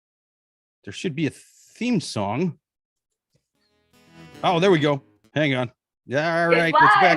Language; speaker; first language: English; native; English